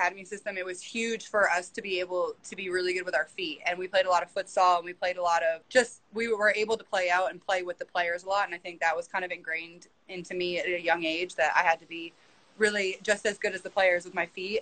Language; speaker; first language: English; native; English